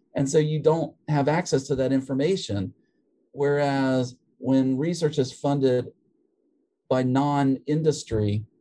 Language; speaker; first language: English; native; English